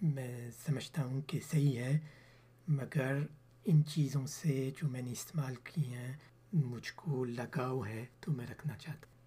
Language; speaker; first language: Urdu; early bilingual, heritage; Urdu